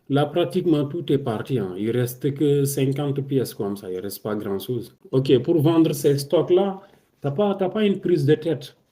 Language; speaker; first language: French; non-native, local second language; Wolof